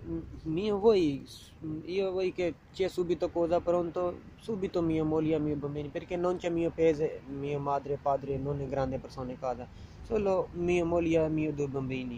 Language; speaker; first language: Italian; non-native, learner; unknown